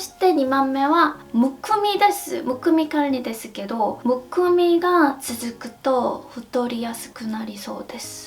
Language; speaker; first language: Japanese; non-native, fluent; Korean